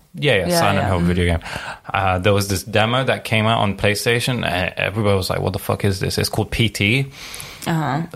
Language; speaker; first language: English; early bilingual, other home language; Arabic